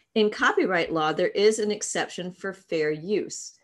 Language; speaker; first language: English; native; English